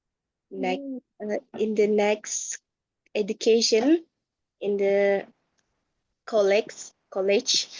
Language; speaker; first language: English; non-native, learner; Indonesian